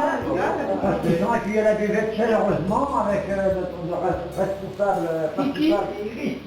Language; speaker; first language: French; native; French